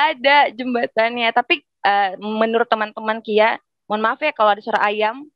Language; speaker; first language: Indonesian; native; Indonesian